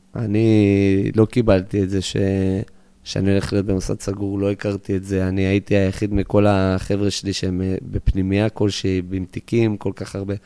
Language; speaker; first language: Hebrew; early bilingual, other home language; English